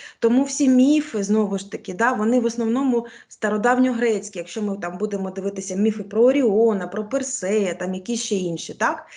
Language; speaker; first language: Ukrainian; non-native, local second language; Russian